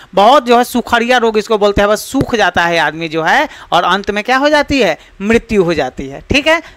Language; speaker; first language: Hindi; native; Hindi